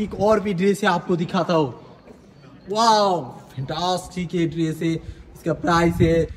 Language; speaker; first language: Hindi; non-native, learner; Bangla